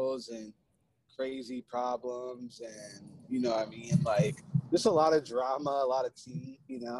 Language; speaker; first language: English; native; English